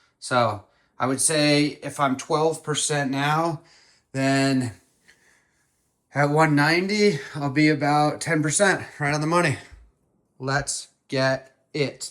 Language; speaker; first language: English; native; English